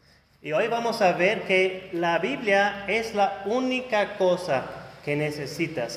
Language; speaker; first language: Spanish; non-native, fluent; German